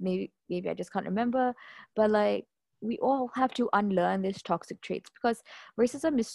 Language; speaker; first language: English; native; English